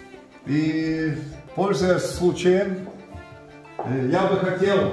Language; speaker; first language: Russian; non-native, local second language; Gagauz